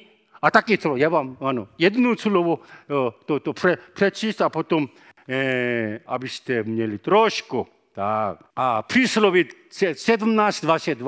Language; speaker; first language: Czech; non-native, fluent; Korean